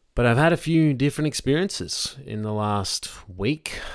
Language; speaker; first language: English; native; English